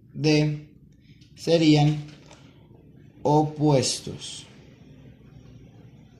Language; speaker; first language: Spanish; native; Spanish